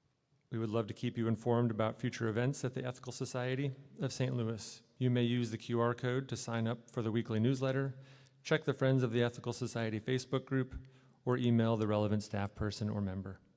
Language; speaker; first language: English; native; English